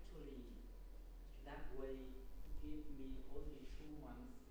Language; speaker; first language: English; non-native, learner; Vietnamese